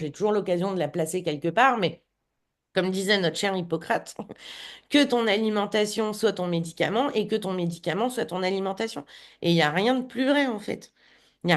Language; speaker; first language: French; native; French